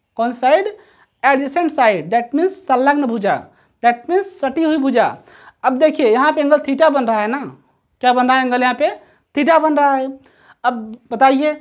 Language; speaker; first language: Hindi; native; Hindi